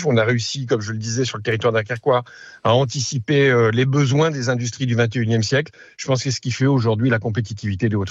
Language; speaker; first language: French; native; French